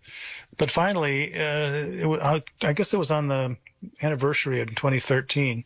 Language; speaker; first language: English; native; English